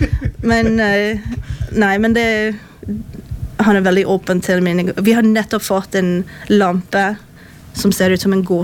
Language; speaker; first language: Norwegian; non-native, fluent; English